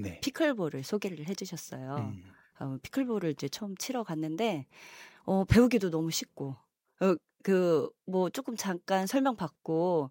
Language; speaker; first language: Korean; native; Korean